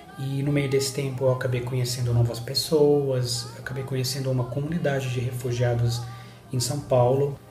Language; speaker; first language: Portuguese; non-native, fluent; Arabic